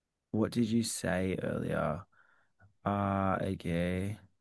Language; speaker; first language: English; native; English